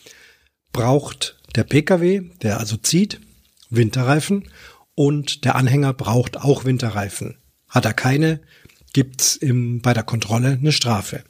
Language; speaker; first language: German; native; German